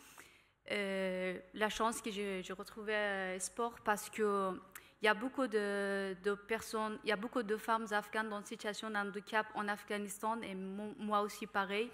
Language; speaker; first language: French; non-native, learner; Persian